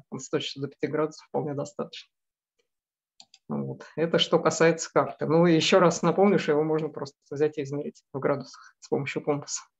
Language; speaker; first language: Russian; native; Russian